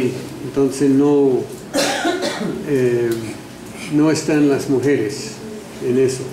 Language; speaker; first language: Spanish; non-native, fluent; English